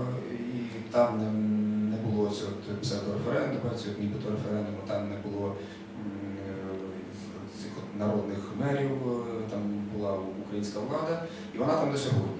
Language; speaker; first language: Ukrainian; native; Ukrainian